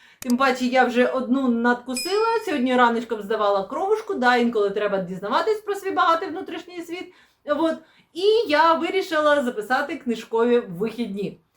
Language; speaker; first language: Ukrainian; non-native, local second language; Russian